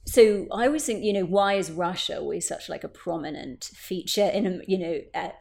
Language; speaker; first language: English; native; English